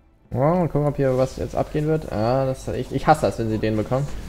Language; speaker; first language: German; native; German